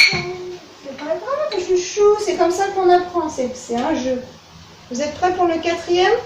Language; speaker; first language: French; native; French